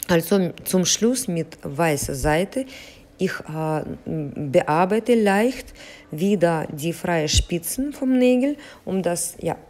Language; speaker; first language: German; non-native, fluent; Russian